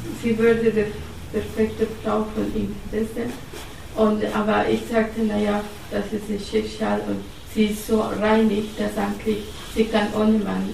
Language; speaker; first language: German; non-native, learner; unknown